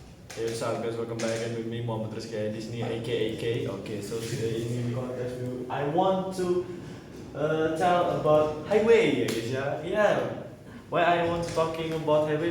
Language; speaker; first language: English; non-native, learner; Indonesian